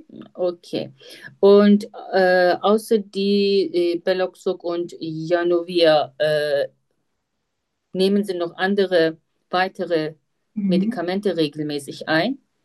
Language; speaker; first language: German; non-native, fluent; Turkish